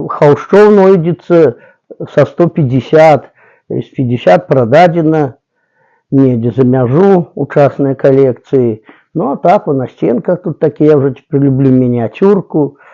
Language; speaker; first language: Belarusian; native; Belarusian